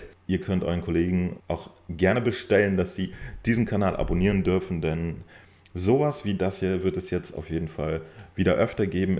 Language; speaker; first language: German; native; German